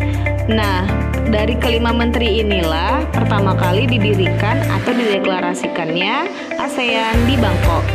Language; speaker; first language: Indonesian; native; Indonesian